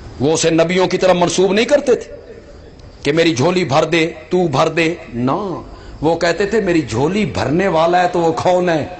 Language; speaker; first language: Urdu; non-native, local second language; Punjabi